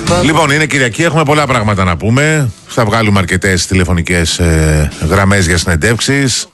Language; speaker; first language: Greek; native; Greek